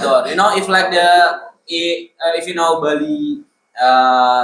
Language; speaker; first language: English; non-native, learner; Indonesian